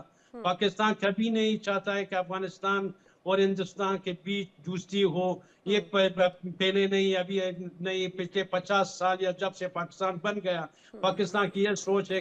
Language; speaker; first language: Hindi; non-native, fluent; Pashto